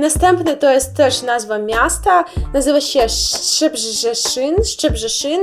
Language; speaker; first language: Polish; non-native, learner; Russian